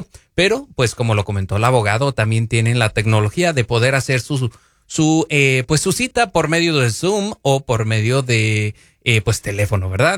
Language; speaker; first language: Spanish; native; Spanish